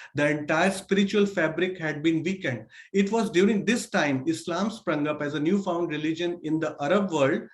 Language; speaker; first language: English; non-native, local second language; Hindi